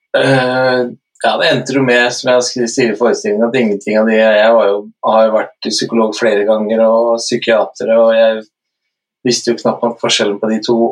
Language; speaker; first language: Norwegian; native; Norwegian